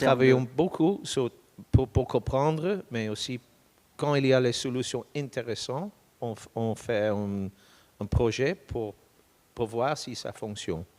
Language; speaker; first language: French; non-native, fluent; English